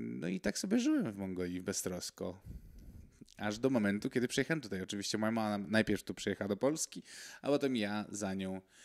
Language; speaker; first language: Polish; early bilingual, other home language; Mongolian